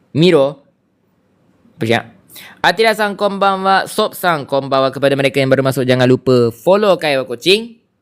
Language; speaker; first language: Malay; native; Malay